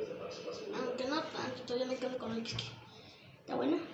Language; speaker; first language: Spanish; native; Spanish